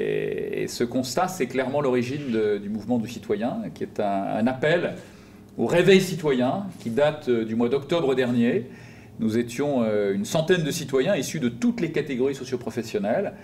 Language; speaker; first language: French; native; French